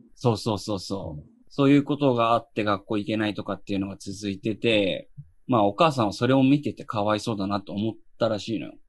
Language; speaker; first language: Japanese; native; Japanese